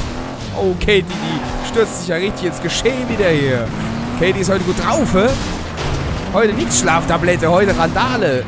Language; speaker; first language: German; native; German